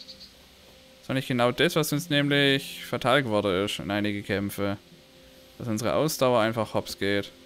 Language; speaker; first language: German; native; German